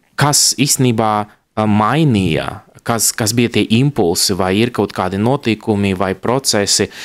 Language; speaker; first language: Latvian; non-native, local second language; Russian